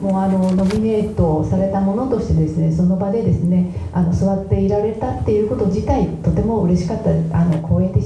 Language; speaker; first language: Japanese; native; Japanese